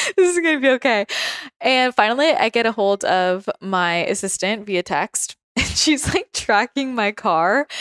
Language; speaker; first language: English; native; English